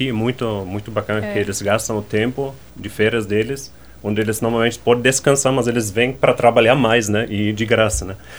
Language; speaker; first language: Portuguese; non-native, fluent; German